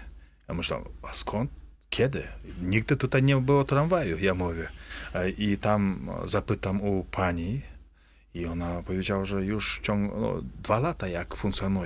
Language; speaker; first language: Polish; non-native, fluent; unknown